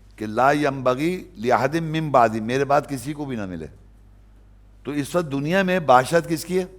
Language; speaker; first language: Urdu; native; Urdu